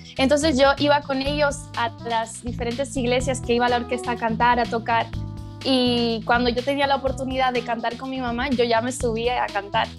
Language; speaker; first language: Spanish; early bilingual, other home language; Portuguese